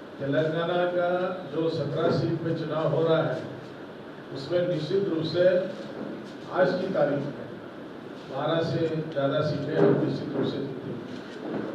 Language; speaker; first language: Hindi; non-native, local second language; Marathi